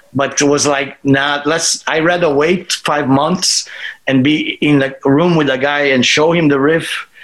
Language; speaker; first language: English; non-native, fluent; Portuguese